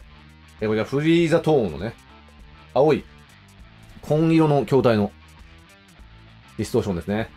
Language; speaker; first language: Japanese; native; Japanese